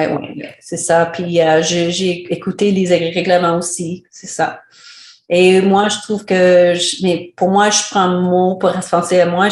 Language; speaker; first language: French; non-native, learner; English